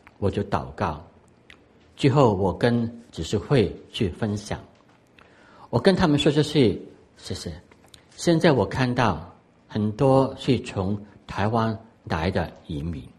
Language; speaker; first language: Chinese; non-native, local second language; Cantonese